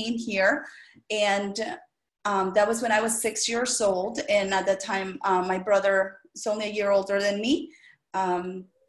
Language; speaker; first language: English; non-native, fluent; Spanish